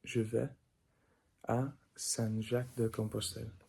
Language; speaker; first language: French; non-native, learner; English